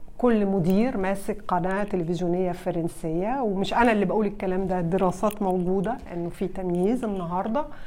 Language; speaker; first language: Arabic; early bilingual, heritage; Arabic